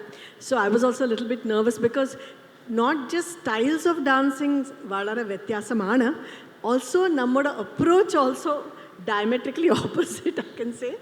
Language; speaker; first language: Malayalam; non-native, fluent; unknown